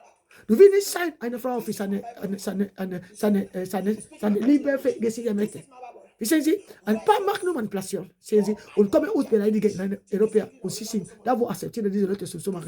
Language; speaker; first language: German; non-native, learner; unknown